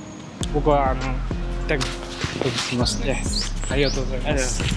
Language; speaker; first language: Japanese; non-native, learner; Nepali